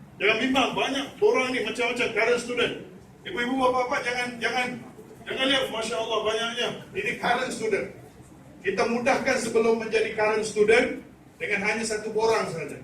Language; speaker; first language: Malay; native; Malay